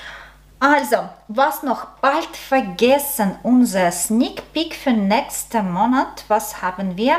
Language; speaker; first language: German; non-native, learner; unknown